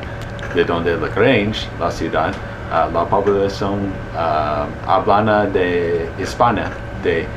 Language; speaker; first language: Spanish; early bilingual, heritage; Spanish